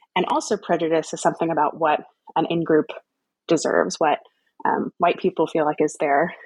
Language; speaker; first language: English; native; English